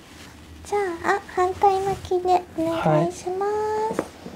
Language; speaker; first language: Japanese; native; Japanese